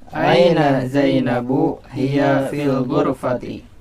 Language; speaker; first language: Arabic; non-native, learner; Indonesian